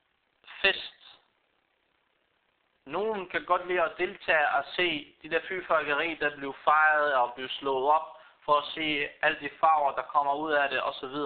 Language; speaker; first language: Danish; early bilingual, other home language; Arabic